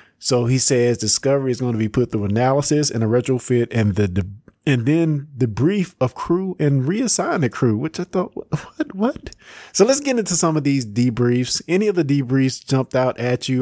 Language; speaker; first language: English; native; English